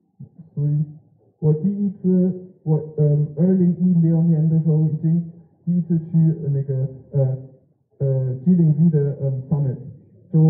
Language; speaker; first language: Chinese; non-native, learner; German